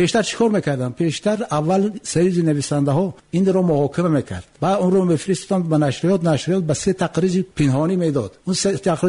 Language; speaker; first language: Tajik; native; Tajik